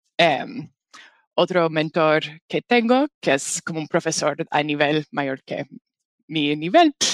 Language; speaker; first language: Spanish; non-native, fluent; English